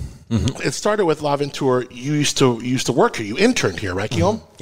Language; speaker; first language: English; native; English